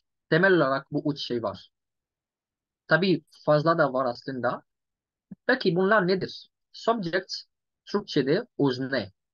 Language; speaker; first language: Turkish; non-native, fluent; Yoruba